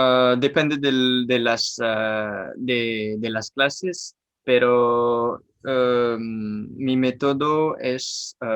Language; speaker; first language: Spanish; non-native, learner; French